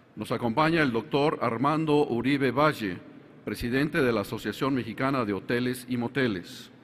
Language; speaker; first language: Spanish; native; Spanish